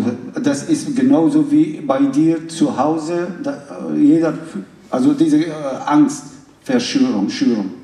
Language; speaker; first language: German; non-native, fluent; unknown